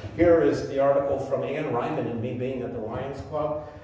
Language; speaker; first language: English; native; English